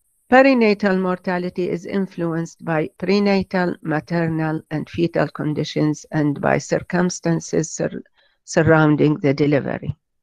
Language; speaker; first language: English; non-native, fluent; Arabic